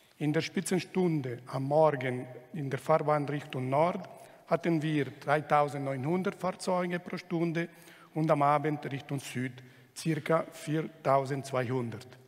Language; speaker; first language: German; non-native, local second language; Italian